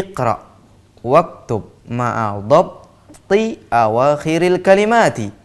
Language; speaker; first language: Arabic; non-native, fluent; Indonesian